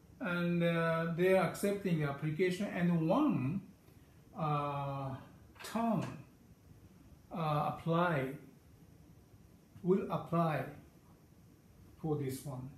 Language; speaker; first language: English; non-native, learner; Japanese